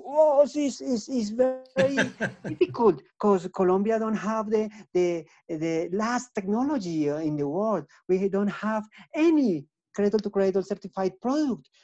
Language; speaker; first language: English; non-native, learner; Spanish